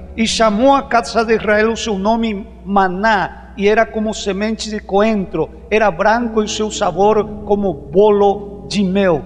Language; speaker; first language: Portuguese; non-native, fluent; Spanish